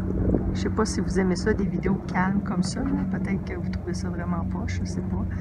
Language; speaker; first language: French; native; French